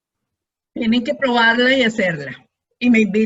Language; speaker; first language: Spanish; native; Spanish